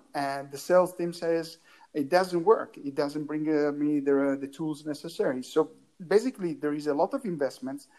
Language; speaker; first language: English; non-native, learner; Italian